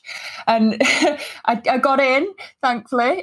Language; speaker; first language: English; native; English